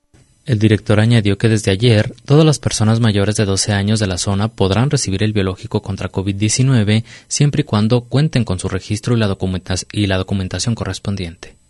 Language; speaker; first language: Spanish; native; Spanish